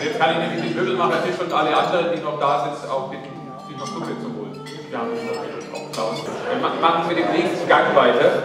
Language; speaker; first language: German; native; German